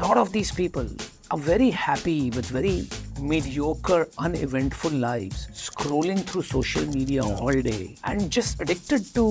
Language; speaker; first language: English; non-native, local second language; Hindi